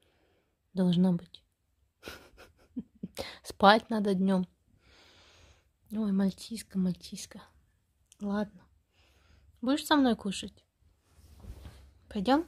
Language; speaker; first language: Russian; native; Russian